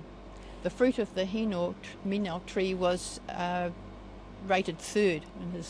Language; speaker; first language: English; native; English